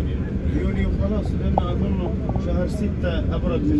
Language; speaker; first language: Arabic; non-native, fluent; Tatar